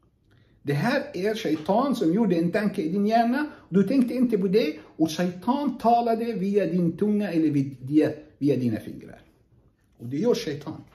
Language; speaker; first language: Swedish; non-native, fluent; Arabic